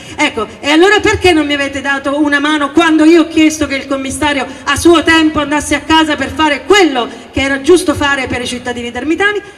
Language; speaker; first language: Italian; native; Italian